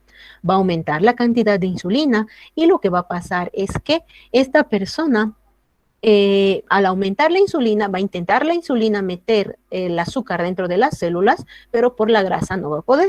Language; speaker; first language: Spanish; native; Spanish